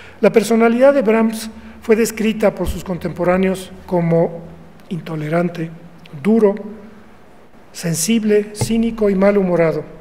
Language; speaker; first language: Spanish; native; Spanish